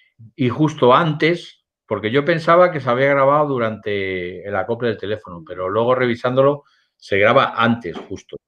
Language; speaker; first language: Spanish; native; Spanish